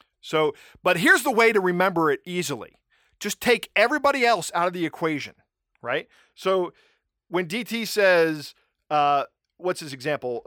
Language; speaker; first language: English; native; English